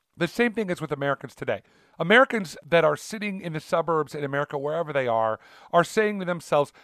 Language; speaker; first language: English; early bilingual, other home language; Italian